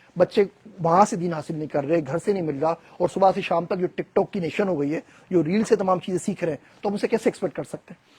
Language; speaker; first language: Urdu; native; Urdu